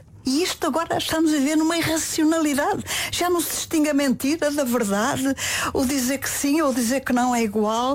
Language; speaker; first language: Portuguese; native; Portuguese